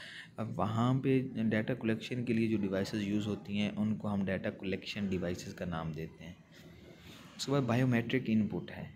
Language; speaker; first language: Hindi; non-native, local second language; Punjabi